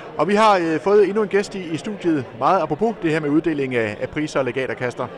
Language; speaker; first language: Danish; native; Danish